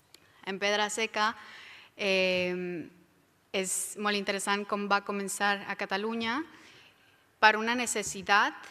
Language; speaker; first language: Catalan; non-native, local second language; Spanish